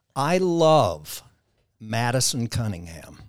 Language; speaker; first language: English; native; English